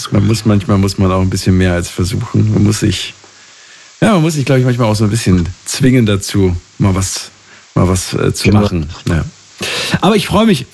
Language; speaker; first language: German; native; German